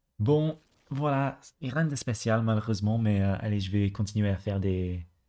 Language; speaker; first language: French; native; French